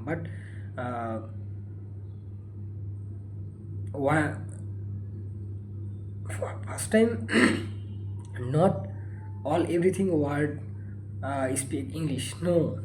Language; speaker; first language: English; non-native, learner; Bangla